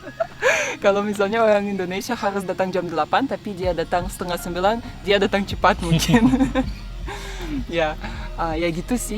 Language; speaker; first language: Indonesian; non-native, fluent; Russian